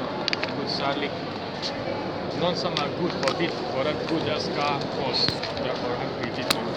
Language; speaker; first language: Swedish; non-native, learner; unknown